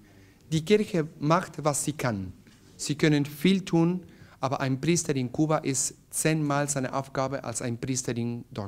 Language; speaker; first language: German; non-native, learner; Spanish